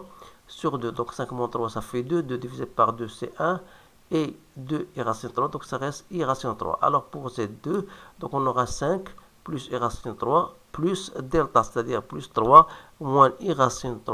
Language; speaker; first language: French; non-native, local second language; Arabic